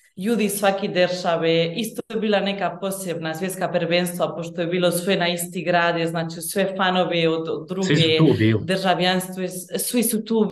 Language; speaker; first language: Croatian; early bilingual, heritage; Bosnian